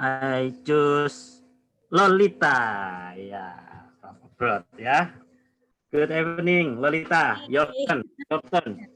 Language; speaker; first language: English; non-native, learner; Indonesian